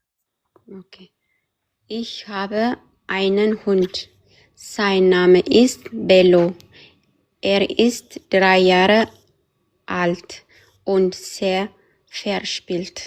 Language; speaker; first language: German; non-native, learner; Amharic